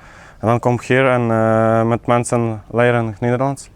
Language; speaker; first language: Dutch; non-native, learner; Ukrainian